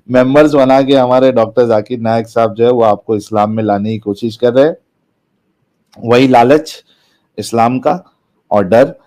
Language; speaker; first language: Hindi; native; Hindi